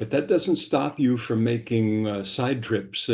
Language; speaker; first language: English; native; English